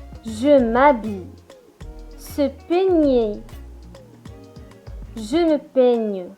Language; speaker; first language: French; non-native, local second language; Arabic